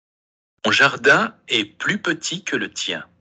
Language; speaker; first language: French; non-native, learner; Spanish